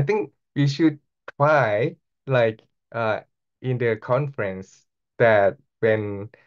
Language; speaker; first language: English; non-native, fluent; Thai